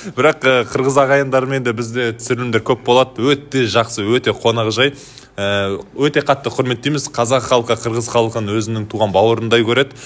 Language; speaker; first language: Kazakh; native; Kazakh